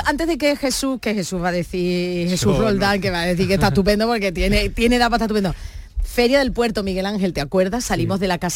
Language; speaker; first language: Spanish; native; Spanish